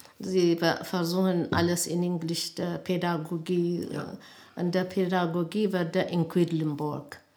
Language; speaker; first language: German; non-native, learner; Amharic